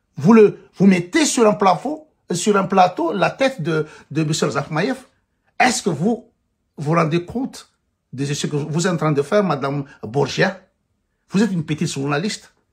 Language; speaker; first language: French; non-native, local second language; Malagasy